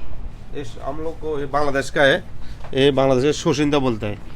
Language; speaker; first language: Hindi; non-native, learner; Bangla